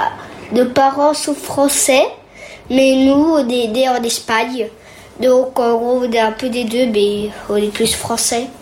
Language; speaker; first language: French; early bilingual, heritage; French